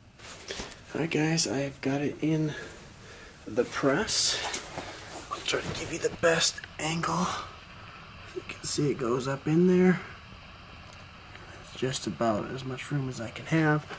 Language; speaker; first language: English; native; English